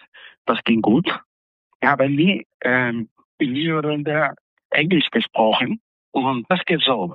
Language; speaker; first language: German; non-native, fluent; Spanish